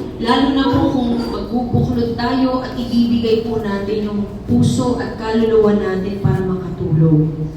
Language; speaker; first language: Filipino; native; Filipino